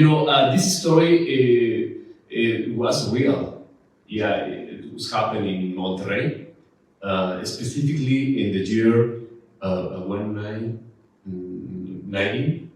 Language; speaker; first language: English; non-native, learner; Spanish